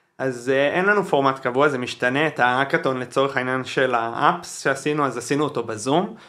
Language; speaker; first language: Hebrew; native; Hebrew